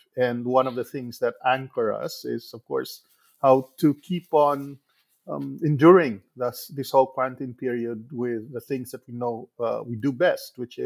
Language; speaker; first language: English; non-native, local second language; Hiligaynon